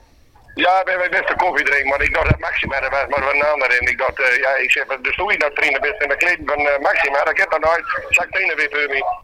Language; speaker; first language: Dutch; native; Dutch